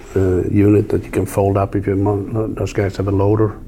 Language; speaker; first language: English; non-native, fluent; Swedish